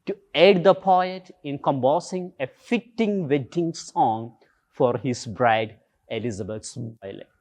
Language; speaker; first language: English; non-native, local second language; Malayalam